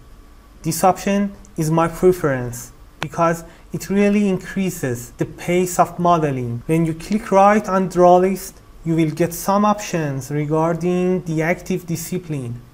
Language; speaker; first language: English; non-native, fluent; Persian